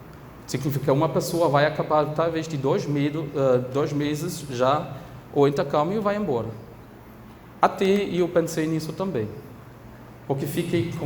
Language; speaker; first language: Portuguese; non-native, fluent; German